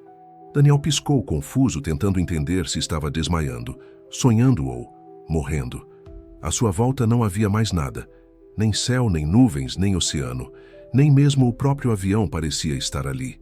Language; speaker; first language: Portuguese; native; Portuguese